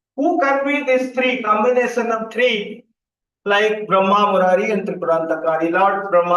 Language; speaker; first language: English; non-native, local second language; Hindi